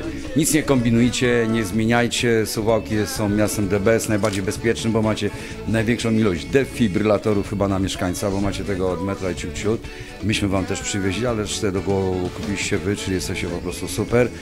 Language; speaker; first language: Polish; native; Polish